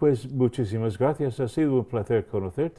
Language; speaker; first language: Spanish; non-native, fluent; English